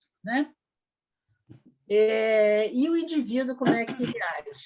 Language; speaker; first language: Portuguese; native; Portuguese